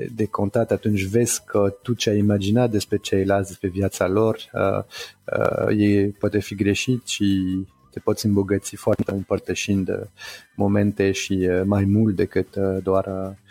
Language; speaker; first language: Romanian; non-native, fluent; French